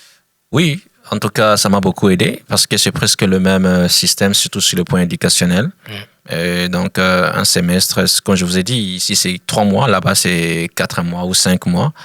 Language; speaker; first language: French; non-native, local second language; Lingala